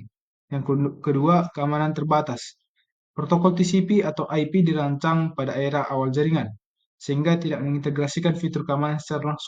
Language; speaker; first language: Indonesian; native; Indonesian